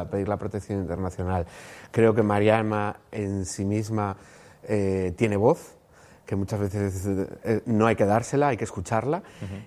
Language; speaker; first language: Spanish; native; Spanish